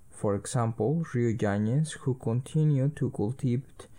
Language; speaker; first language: English; early bilingual, other home language; Spanish